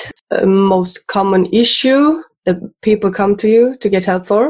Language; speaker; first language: English; non-native, fluent; Swedish